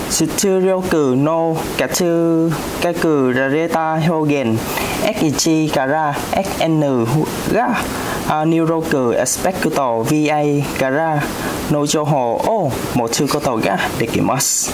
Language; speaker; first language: Japanese; non-native, learner; Vietnamese